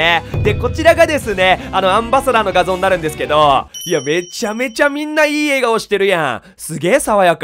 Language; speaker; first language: Japanese; native; Japanese